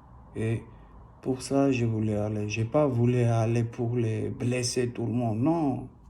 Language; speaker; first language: French; non-native, learner; Armenian